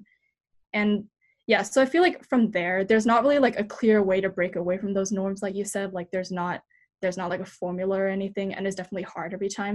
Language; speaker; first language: English; native; English